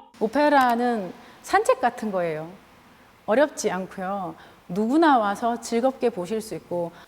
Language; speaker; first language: Korean; native; Korean